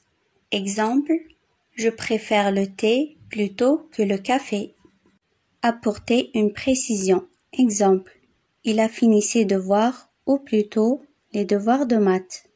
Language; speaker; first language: French; non-native, fluent; Arabic